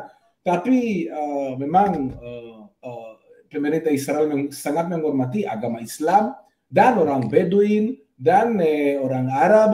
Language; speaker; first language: Indonesian; non-native, fluent; Hebrew